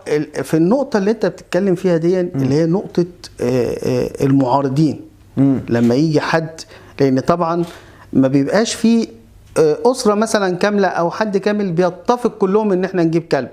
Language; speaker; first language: Arabic; native; Arabic